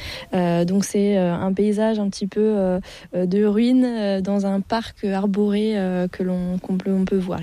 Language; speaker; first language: French; native; French